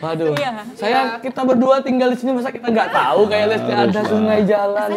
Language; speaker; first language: Indonesian; native; Indonesian